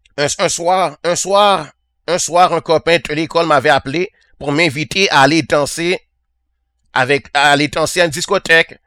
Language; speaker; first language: French; native; French